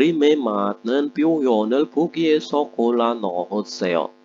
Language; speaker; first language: Korean; non-native, fluent; Indonesian